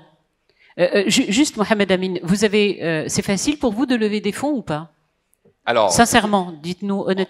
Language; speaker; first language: French; non-native, local second language; Arabic